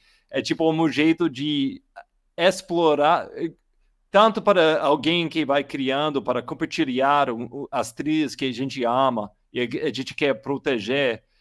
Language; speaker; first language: Portuguese; non-native, learner; English